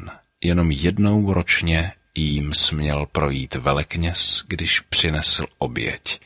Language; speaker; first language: Czech; native; Czech